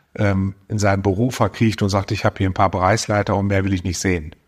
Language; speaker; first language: German; native; German